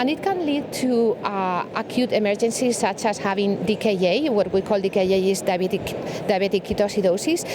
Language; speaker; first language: English; non-native, fluent; Spanish